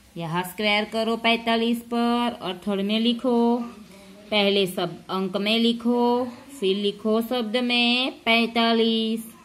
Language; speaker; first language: Hindi; non-native, local second language; Gujarati